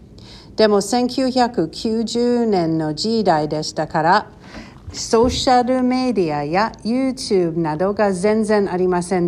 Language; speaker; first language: Japanese; non-native, learner; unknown